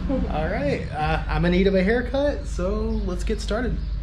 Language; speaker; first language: English; native; English